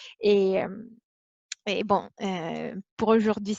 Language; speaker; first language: French; non-native, fluent; Italian